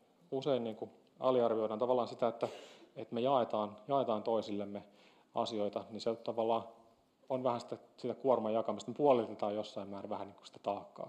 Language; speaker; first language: Finnish; native; Finnish